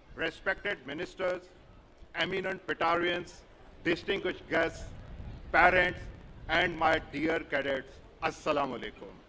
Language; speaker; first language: English; non-native, local second language; Urdu